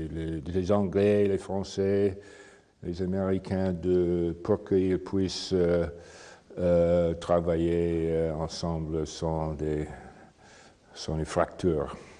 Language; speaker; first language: French; non-native, fluent; English